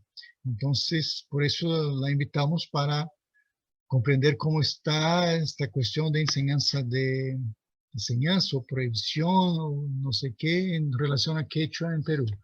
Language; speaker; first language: Spanish; non-native, fluent; Portuguese